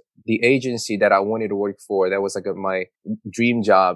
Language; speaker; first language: English; non-native, fluent; Korean